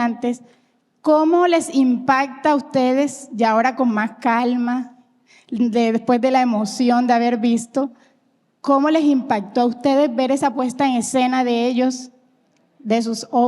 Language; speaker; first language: Spanish; native; Spanish